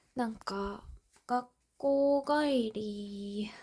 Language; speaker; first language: Japanese; non-native, learner; English